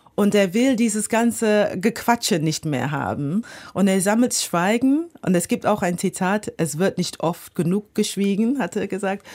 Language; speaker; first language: German; non-native, fluent; English